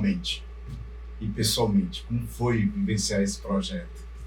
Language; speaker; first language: Portuguese; native; Portuguese